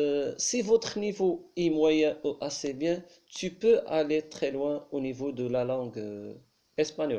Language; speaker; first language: French; non-native, local second language; Arabic